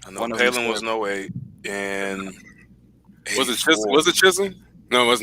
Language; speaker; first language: English; native; English